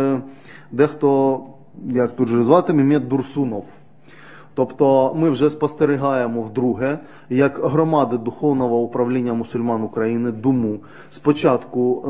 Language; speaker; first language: Ukrainian; native; Ukrainian